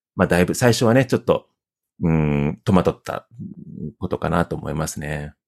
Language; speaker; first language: Japanese; early bilingual, heritage; Japanese